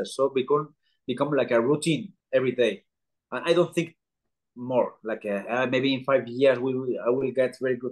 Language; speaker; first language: English; non-native, learner; Spanish